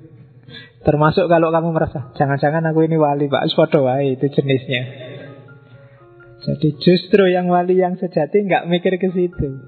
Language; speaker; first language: Indonesian; non-native, local second language; Javanese